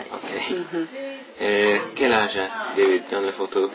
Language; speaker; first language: French; non-native, learner; English